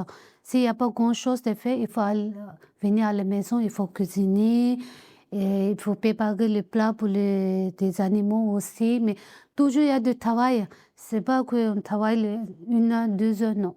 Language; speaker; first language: French; non-native, learner; Tibetan